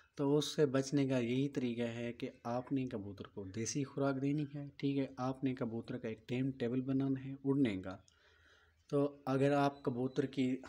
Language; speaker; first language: Urdu; non-native, local second language; Punjabi